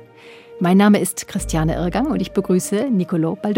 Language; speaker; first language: German; native; German